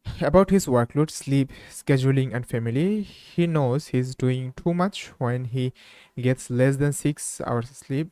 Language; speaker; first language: English; non-native, local second language; Bangla